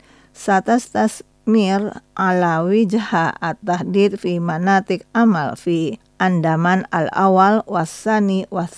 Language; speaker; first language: Arabic; non-native, fluent; Indonesian